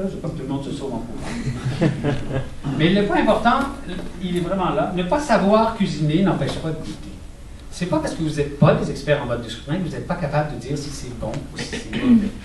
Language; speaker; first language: French; native; French